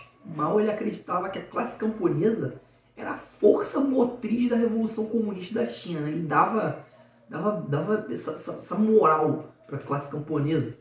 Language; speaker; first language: Portuguese; native; Portuguese